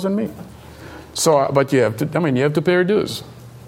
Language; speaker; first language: English; non-native, fluent; Hebrew